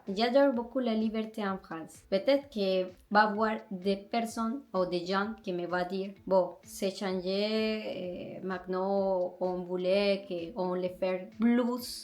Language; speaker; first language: French; non-native, learner; Spanish